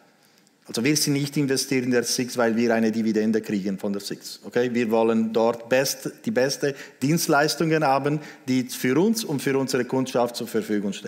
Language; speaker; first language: German; non-native, local second language; Italian